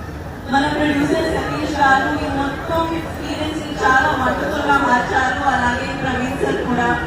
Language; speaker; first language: Telugu; non-native, learner; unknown